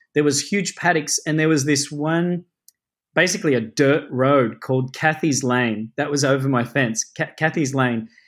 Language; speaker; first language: English; native; English